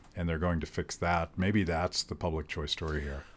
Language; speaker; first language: English; native; English